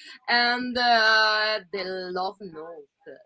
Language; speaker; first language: English; non-native, learner; Italian